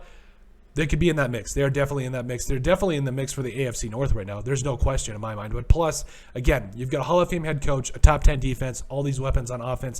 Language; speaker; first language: English; native; English